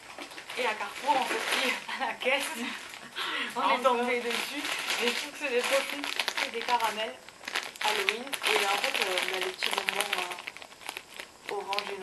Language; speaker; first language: French; native; French